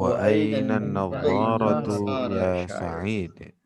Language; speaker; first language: Arabic; non-native, learner; Indonesian